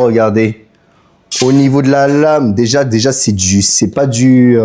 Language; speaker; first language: French; native; French